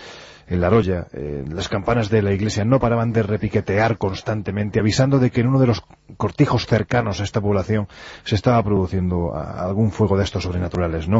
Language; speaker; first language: Spanish; native; Spanish